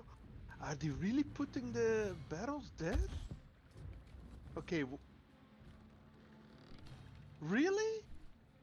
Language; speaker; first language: English; non-native, fluent; Dutch